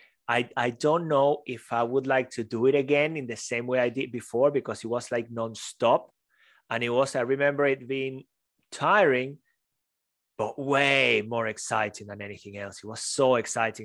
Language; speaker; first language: English; non-native, fluent; Spanish